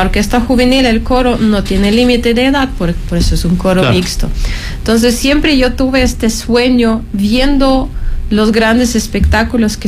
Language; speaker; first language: Spanish; non-native, fluent; Ukrainian